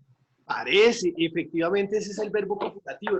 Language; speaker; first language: Spanish; native; Spanish